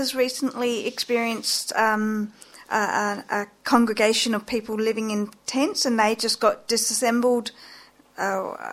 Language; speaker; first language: English; native; English